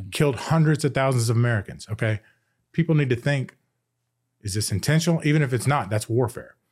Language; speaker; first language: English; native; English